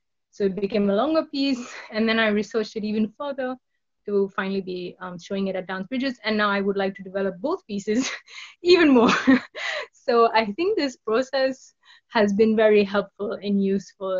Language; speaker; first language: English; non-native, local second language; Bangla